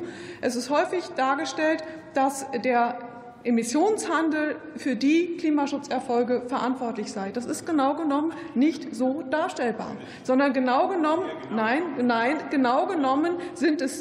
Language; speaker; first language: German; native; German